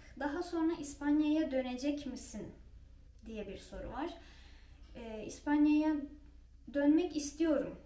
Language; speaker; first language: Turkish; native; Turkish